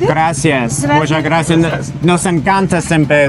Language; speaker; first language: Spanish; non-native, learner; English